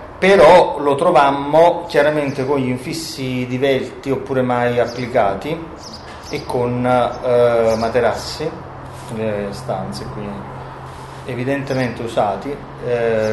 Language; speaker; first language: Italian; native; Italian